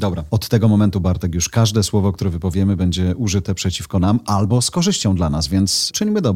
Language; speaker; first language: Polish; native; Polish